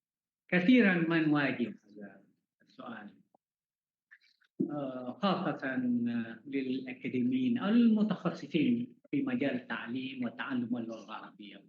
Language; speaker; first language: Arabic; non-native, fluent; Malay